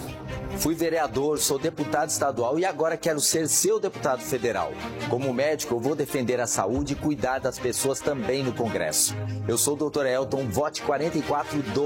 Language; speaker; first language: Portuguese; native; Portuguese